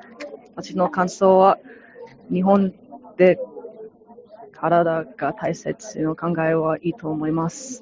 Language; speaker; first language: Japanese; non-native, learner; English